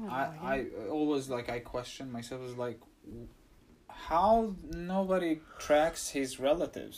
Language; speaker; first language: English; non-native, fluent; Arabic